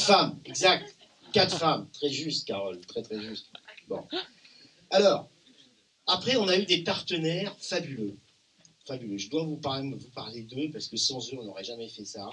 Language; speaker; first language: French; native; French